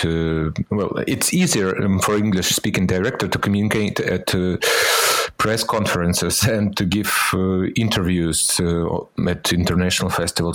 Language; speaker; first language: English; non-native, fluent; Russian